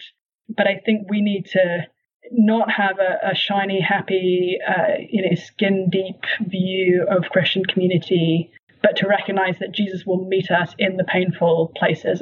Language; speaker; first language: English; native; English